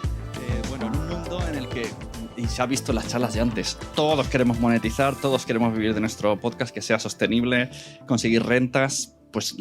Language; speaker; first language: Spanish; native; Spanish